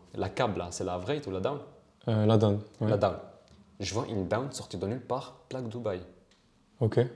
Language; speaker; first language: French; early bilingual, other home language; Italian